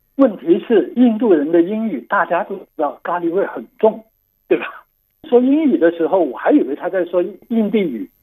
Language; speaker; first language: Chinese; non-native, local second language; Cantonese